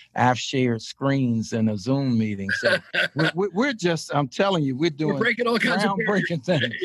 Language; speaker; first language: English; native; English